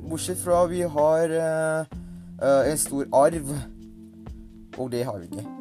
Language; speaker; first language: Norwegian; non-native, learner; Thai